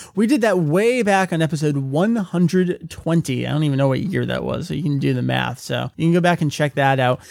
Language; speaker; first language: English; native; English